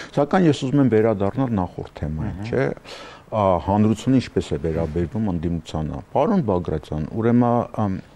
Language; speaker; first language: Armenian; native; Armenian